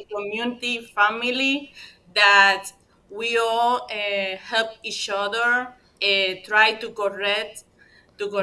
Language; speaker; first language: English; non-native, learner; Spanish